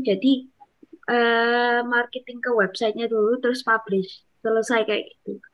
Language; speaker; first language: Indonesian; non-native, local second language; English